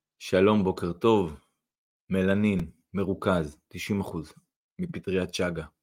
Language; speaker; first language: Hebrew; non-native, fluent; Russian